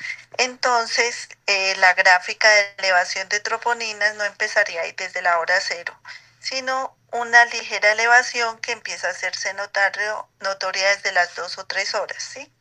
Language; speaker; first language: Spanish; native; Spanish